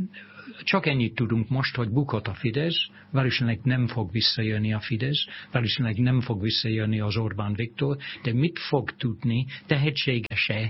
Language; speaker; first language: Hungarian; non-native, fluent; English